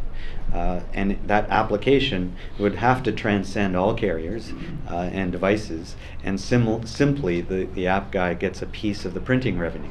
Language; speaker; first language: English; native; English